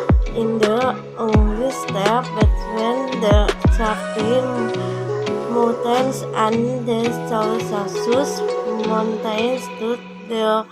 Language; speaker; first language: English; non-native, learner; Indonesian